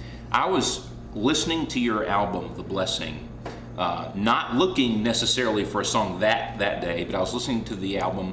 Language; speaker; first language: English; native; English